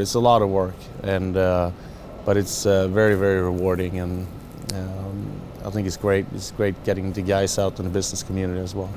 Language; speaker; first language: English; non-native, fluent; Swedish